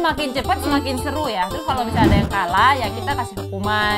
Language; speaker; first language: Indonesian; non-native, fluent; Korean